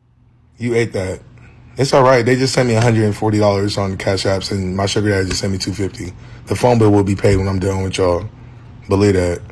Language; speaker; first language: English; native; English